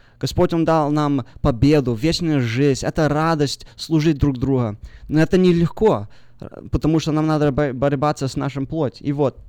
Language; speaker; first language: Russian; early bilingual, heritage; Russian